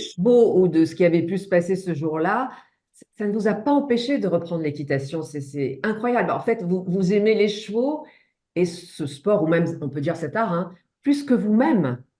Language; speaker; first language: French; native; French